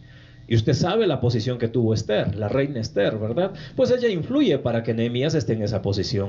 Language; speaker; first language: Spanish; native; Spanish